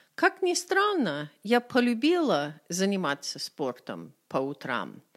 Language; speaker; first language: Russian; non-native, fluent; English